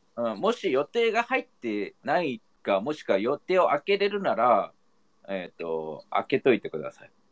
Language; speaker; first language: Japanese; non-native, fluent; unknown